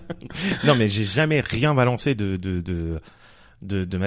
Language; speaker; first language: French; native; French